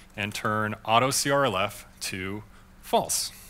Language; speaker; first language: English; native; English